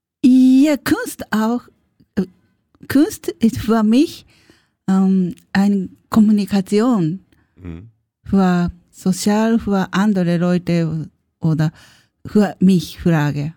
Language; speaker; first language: German; non-native, learner; Japanese